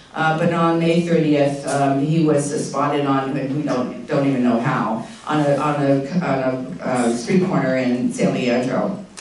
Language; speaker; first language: English; native; English